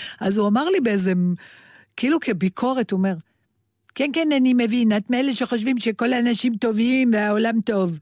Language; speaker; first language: Hebrew; native; Hebrew